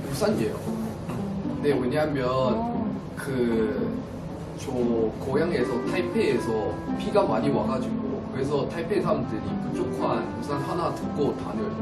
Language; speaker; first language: Korean; non-native, learner; Chinese